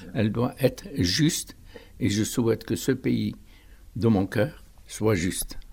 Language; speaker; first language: French; non-native, local second language; Arabic